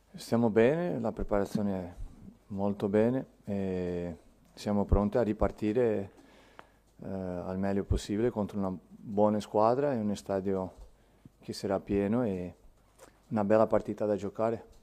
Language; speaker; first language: Italian; non-native, fluent; Portuguese